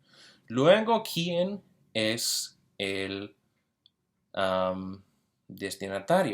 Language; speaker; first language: Spanish; early bilingual, heritage; Spanish